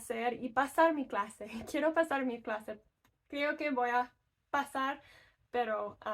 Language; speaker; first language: Spanish; non-native, learner; English